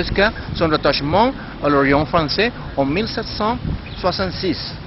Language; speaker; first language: French; non-native, learner; Spanish